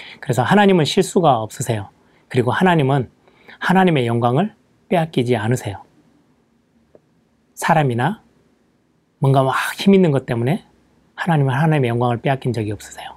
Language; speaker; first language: Korean; native; Korean